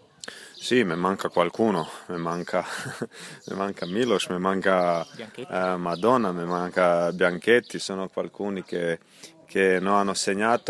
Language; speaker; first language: Italian; non-native, fluent; Croatian